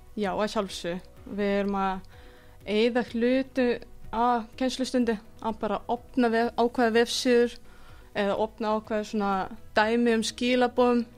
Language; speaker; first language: Icelandic; non-native, fluent; Russian